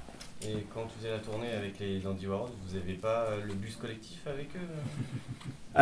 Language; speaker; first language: French; native; French